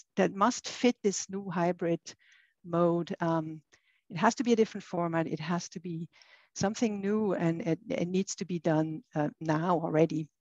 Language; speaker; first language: English; non-native, fluent; German